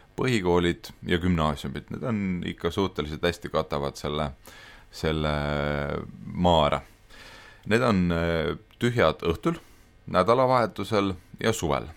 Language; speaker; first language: Estonian; native; Estonian